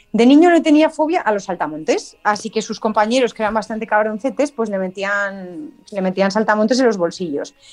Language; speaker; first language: Spanish; native; Spanish